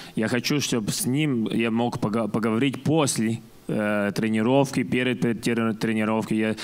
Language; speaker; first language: Russian; non-native, local second language; Latvian